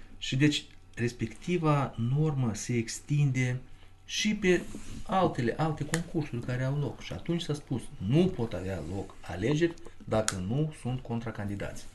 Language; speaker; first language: Romanian; non-native, local second language; Russian